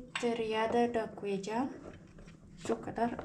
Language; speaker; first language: Turkish; non-native, learner; Indonesian